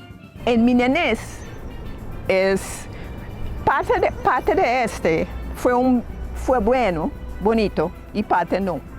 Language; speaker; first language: Spanish; non-native, learner; English